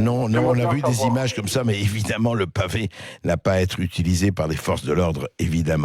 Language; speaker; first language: French; native; French